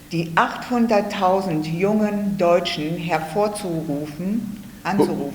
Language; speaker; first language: German; native; German